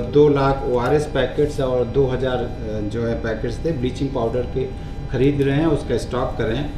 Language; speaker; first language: Hindi; native; Hindi